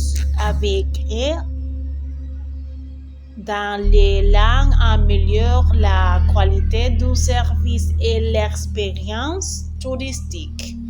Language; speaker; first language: French; non-native, learner; Spanish